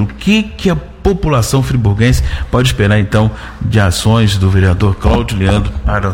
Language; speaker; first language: Portuguese; native; Portuguese